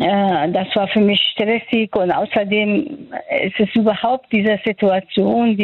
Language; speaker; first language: German; non-native, fluent; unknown